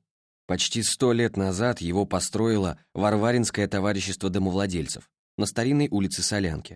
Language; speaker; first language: Russian; native; Russian